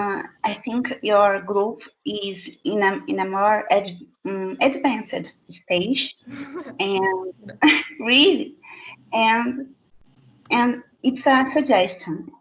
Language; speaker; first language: English; non-native, fluent; Portuguese